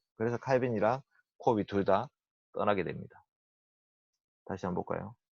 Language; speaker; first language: Korean; native; Korean